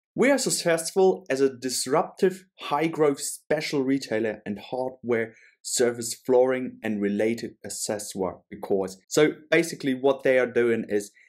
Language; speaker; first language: English; non-native, fluent; German